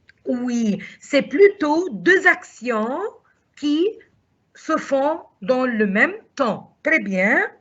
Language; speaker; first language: French; non-native, fluent; Arabic